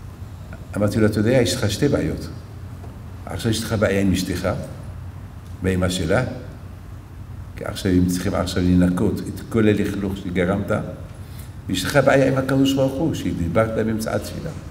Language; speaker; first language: Hebrew; non-native, fluent; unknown